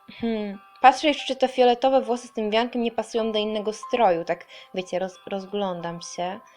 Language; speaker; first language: Polish; native; Polish